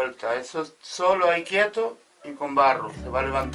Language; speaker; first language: Spanish; native; Spanish